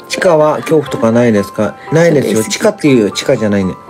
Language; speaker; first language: Japanese; native; Japanese